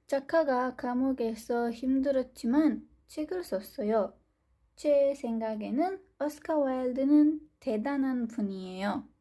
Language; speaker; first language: Korean; non-native, fluent; Romanian